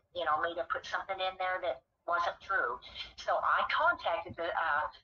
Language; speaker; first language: English; native; English